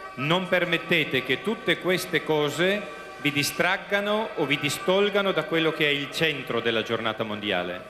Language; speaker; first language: Italian; native; Italian